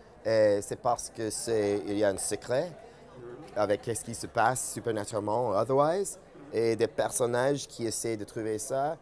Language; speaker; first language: French; non-native, fluent; English